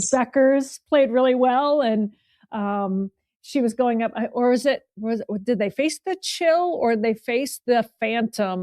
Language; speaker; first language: English; native; English